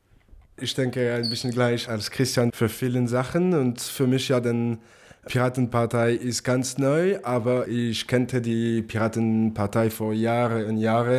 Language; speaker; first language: German; non-native, local second language; French